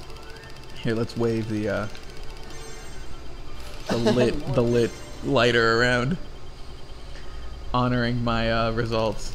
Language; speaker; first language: English; native; English